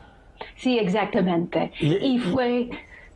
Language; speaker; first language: Spanish; non-native, fluent; English